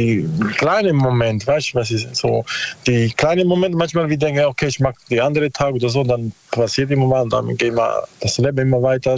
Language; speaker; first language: German; non-native, learner; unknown